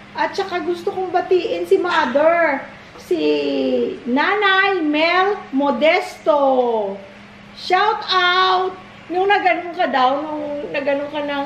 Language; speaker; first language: Filipino; native; Filipino